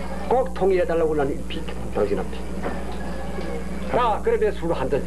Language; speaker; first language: Korean; early bilingual, heritage; Korean